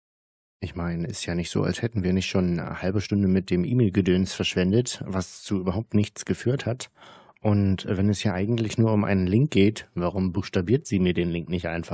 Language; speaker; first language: German; native; German